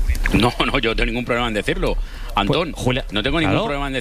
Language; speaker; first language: Spanish; native; Spanish